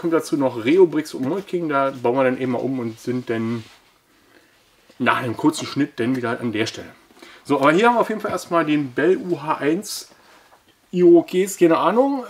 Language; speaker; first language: German; native; German